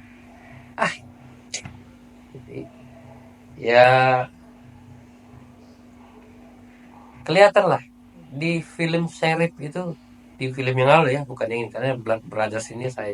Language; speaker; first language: Indonesian; native; Indonesian